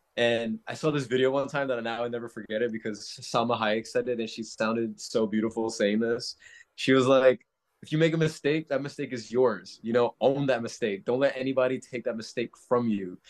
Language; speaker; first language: English; native; English